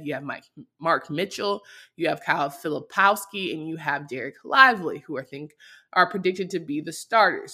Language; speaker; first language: English; native; English